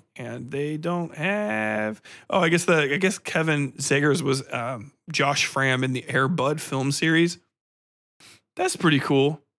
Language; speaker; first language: English; native; English